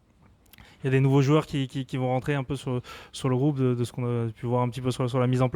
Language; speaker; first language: French; native; French